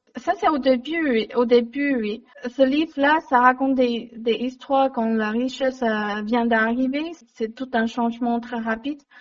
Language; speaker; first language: French; non-native, learner; Chinese